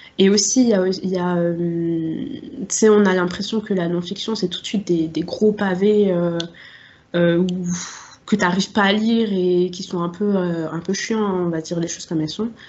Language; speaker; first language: French; native; French